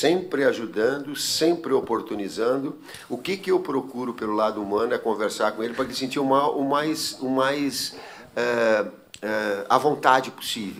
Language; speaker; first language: Portuguese; native; Portuguese